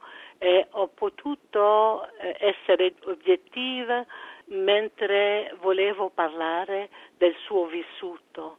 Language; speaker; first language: Italian; early bilingual, heritage; French